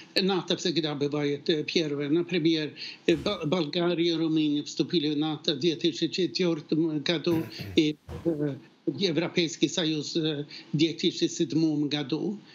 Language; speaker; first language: Russian; non-native, fluent; Swedish